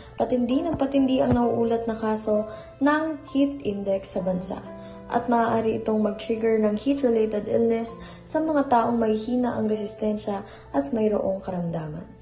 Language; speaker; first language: Filipino; native; Filipino